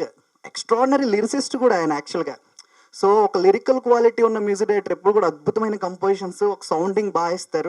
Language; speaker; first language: Telugu; native; Telugu